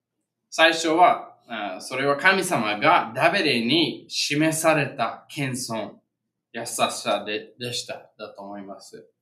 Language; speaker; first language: Japanese; non-native, fluent; English